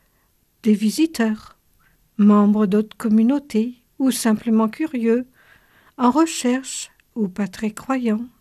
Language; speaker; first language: French; native; French